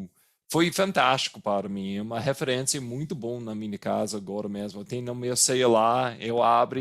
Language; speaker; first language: Portuguese; non-native, fluent; English